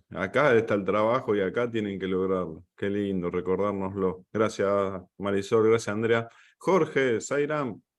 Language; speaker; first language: Spanish; native; Spanish